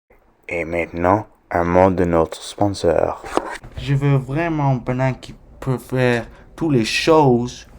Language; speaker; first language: French; non-native, learner; English